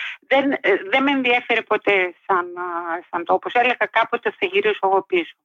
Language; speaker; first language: Greek; native; Greek